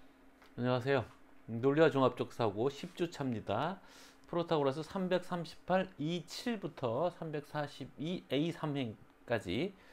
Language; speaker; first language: Korean; native; Korean